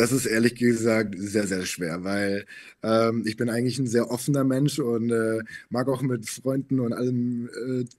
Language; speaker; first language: German; native; German